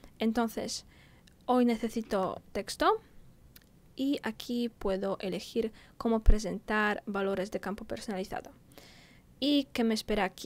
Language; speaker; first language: Spanish; non-native, fluent; Polish